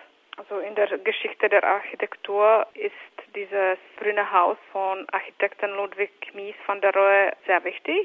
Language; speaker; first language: German; non-native, fluent; Czech